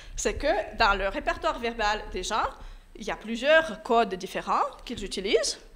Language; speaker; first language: French; non-native, fluent; Russian